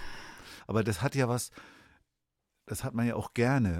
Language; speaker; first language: German; native; German